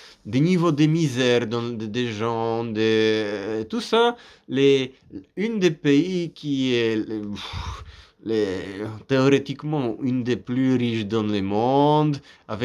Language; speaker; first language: French; non-native, fluent; Polish